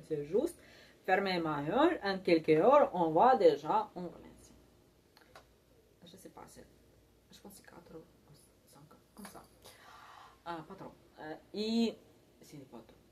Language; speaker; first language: French; non-native, learner; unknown